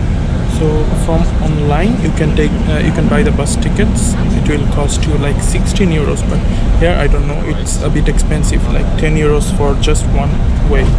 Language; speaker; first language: English; non-native, learner; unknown